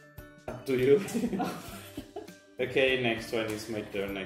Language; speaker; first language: English; non-native, fluent; Italian